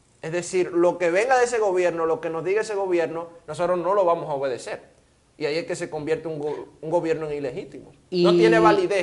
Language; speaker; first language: Spanish; native; Spanish